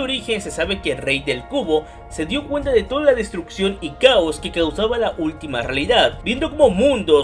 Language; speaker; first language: Spanish; native; Spanish